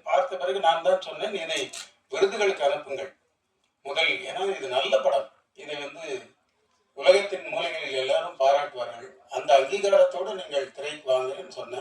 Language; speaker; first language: Tamil; native; Tamil